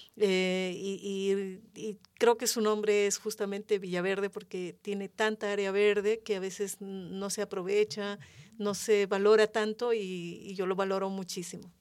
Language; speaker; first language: Spanish; native; Spanish